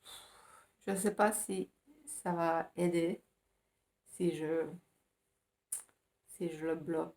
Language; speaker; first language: French; non-native, fluent; Finnish